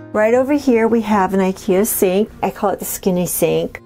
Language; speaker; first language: English; non-native, fluent; Spanish